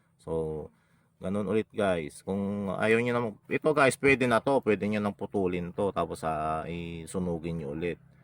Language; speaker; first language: Filipino; non-native, local second language; Iloko